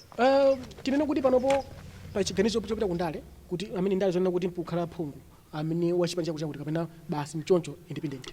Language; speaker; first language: Nyanja; non-native, local second language; Tumbuka